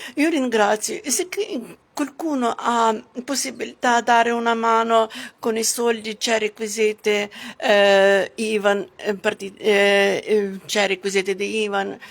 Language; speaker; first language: Italian; non-native, learner; Ukrainian